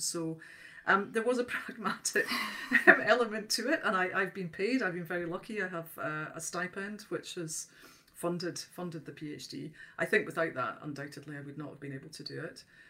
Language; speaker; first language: English; native; English